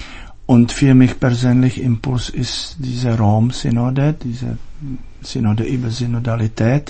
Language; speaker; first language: German; non-native, fluent; Czech